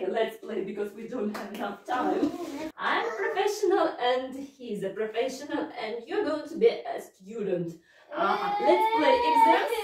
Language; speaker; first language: English; non-native, fluent; Russian